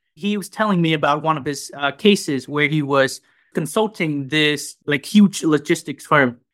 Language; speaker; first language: English; non-native, fluent; Vietnamese